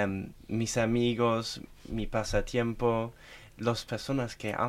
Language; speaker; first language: Spanish; non-native, fluent; German